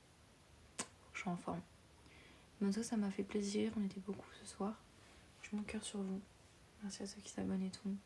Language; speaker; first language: French; native; French